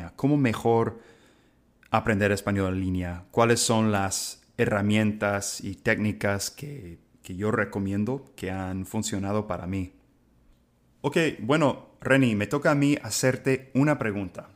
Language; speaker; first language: Spanish; non-native, fluent; English